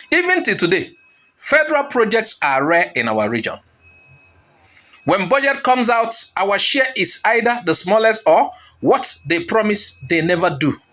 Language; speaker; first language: English; non-native, local second language; Igbo